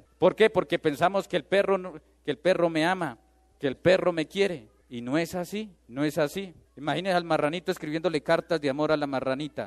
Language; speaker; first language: Spanish; native; Spanish